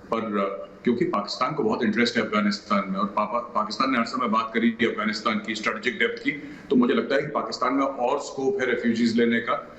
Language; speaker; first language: Hindi; native; Hindi